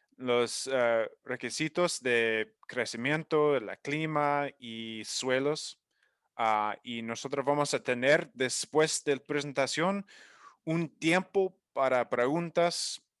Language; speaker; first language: Spanish; non-native, learner; English